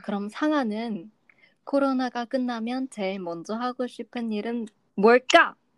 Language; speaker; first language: Korean; non-native, learner; English